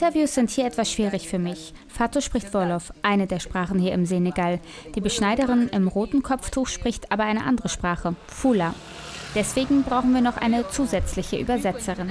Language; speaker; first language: German; native; German